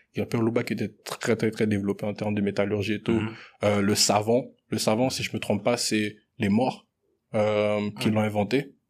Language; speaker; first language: French; early bilingual, other home language; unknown